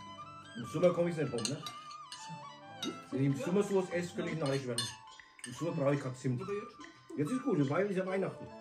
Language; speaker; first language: German; native; German